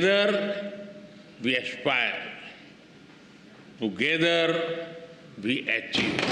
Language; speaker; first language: English; non-native, local second language; Hindi